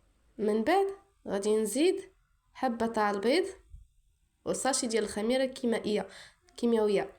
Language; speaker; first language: Arabic; native; Arabic